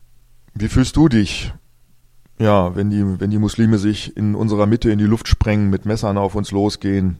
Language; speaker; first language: German; native; German